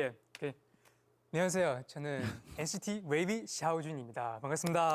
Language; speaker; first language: Korean; non-native, fluent; Chinese